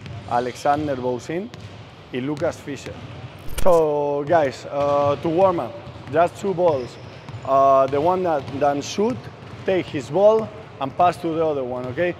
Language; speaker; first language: English; non-native, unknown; Spanish